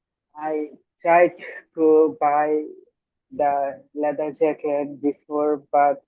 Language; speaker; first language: English; non-native, learner; Bangla